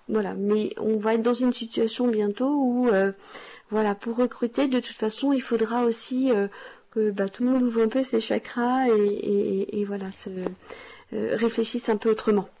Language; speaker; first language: French; native; French